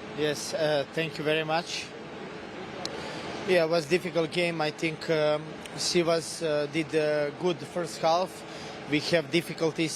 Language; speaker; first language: English; non-native, fluent; Serbian